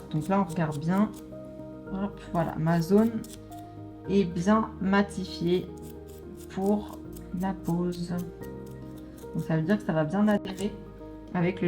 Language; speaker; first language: French; native; French